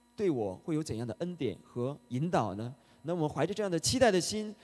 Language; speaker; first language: Chinese; native; Chinese